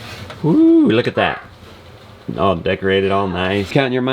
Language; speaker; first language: English; native; English